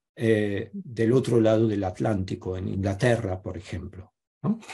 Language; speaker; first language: Spanish; non-native, fluent; German